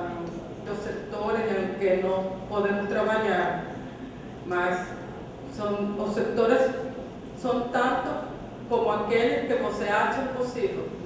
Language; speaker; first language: Portuguese; non-native, fluent; Spanish